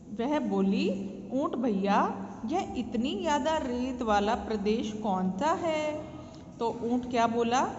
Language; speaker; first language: Hindi; native; Hindi